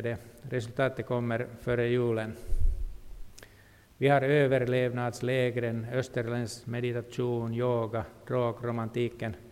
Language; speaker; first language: Swedish; non-native, local second language; Finnish